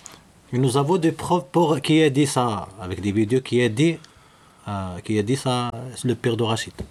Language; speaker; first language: French; non-native, learner; Arabic